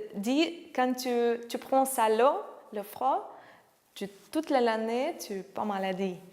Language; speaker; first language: French; non-native, learner; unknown